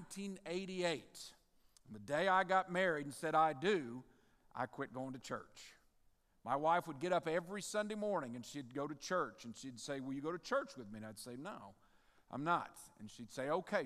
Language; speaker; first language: English; native; English